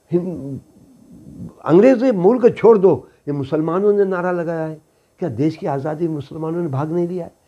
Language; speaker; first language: Hindi; native; Hindi